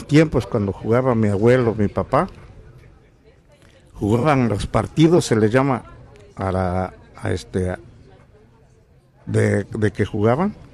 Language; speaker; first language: Spanish; native; Spanish